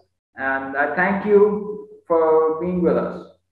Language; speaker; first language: English; non-native, local second language; Urdu